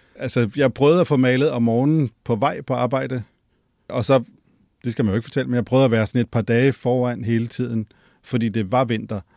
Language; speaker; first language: Danish; native; Danish